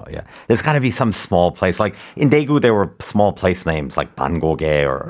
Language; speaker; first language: English; native; English